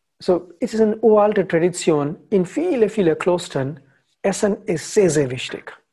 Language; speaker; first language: German; non-native, learner; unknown